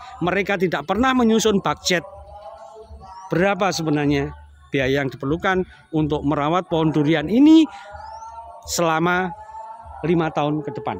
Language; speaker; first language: Indonesian; native; Indonesian